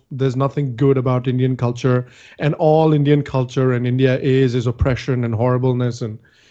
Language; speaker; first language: English; non-native, local second language; Hindi